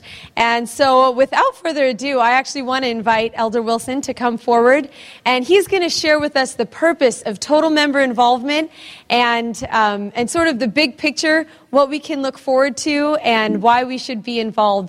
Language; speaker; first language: English; native; English